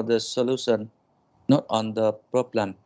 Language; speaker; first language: English; non-native, learner; Vietnamese